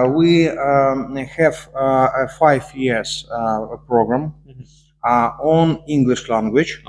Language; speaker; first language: English; non-native, learner; Russian